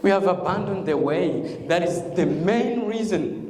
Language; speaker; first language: English; non-native, local second language; Swahili